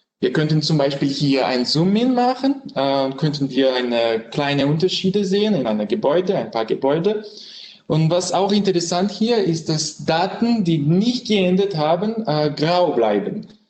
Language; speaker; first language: German; non-native, learner; French